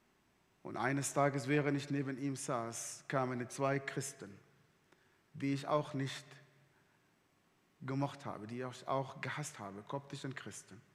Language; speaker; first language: German; non-native, fluent; Arabic